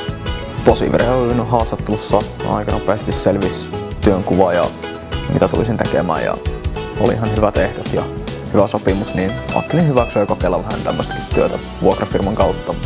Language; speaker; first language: Finnish; native; Finnish